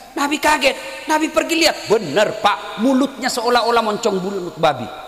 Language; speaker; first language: Indonesian; native; Indonesian